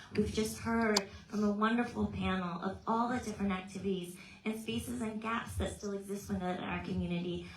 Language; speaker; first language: English; early bilingual, other home language; Vietnamese